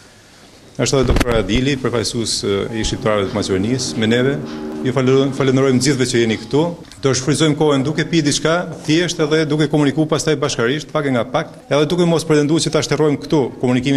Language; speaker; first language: Albanian; native; Albanian